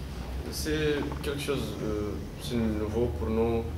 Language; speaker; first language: French; non-native, learner; Romanian